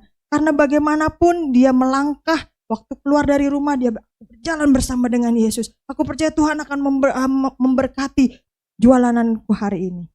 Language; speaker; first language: Indonesian; native; Indonesian